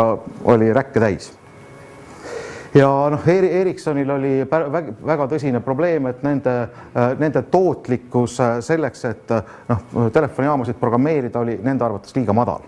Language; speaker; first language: Estonian; native; Estonian